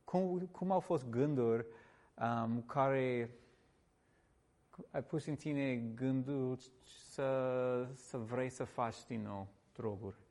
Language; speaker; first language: Romanian; non-native, learner; English